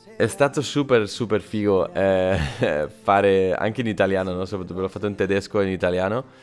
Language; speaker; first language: Italian; non-native, fluent; Spanish